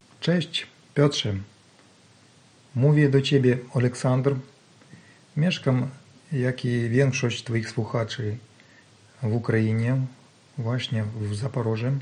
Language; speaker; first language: Polish; non-native, learner; Ukrainian